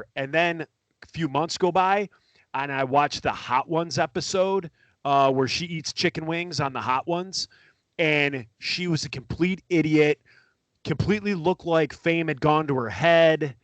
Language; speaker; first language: English; native; English